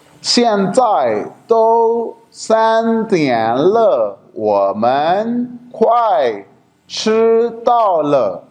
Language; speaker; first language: Chinese; non-native, learner; Urdu